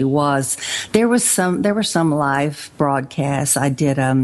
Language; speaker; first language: English; native; English